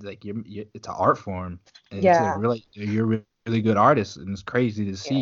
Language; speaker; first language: English; native; English